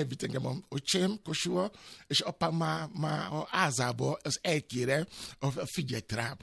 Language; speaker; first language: Hungarian; non-native, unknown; Yoruba